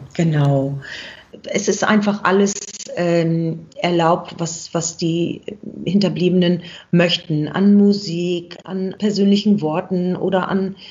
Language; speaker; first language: German; native; German